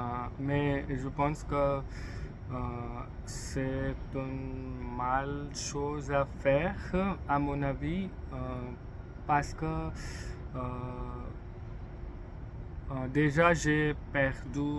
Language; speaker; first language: French; non-native, learner; English